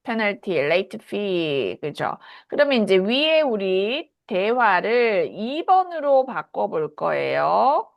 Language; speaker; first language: Korean; native; Korean